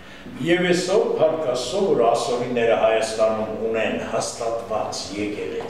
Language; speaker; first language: Armenian; non-native, local second language; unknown